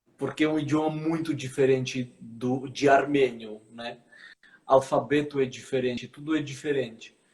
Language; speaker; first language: Portuguese; non-native, fluent; Armenian